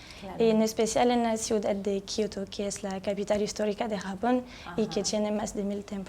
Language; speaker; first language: Spanish; non-native, fluent; French